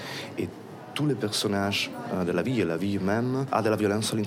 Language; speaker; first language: French; non-native, fluent; Italian